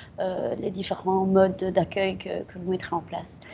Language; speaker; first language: French; native; French